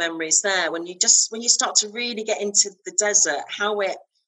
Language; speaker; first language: English; native; English